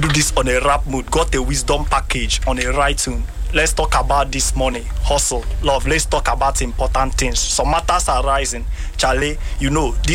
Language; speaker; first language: English; non-native, local second language; Igbo